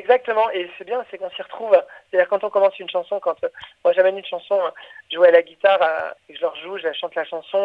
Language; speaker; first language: French; native; French